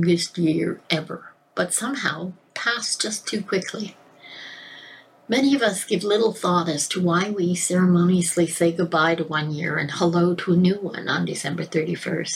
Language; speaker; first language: English; native; English